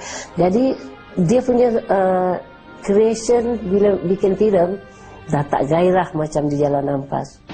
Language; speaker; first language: Malay; native; Malay